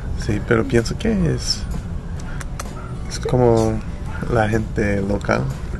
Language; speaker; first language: Spanish; non-native, learner; English